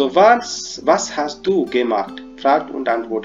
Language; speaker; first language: German; non-native, fluent; Hindi